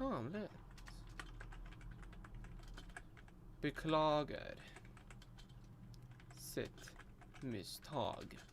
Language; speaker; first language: Swedish; non-native, learner; Russian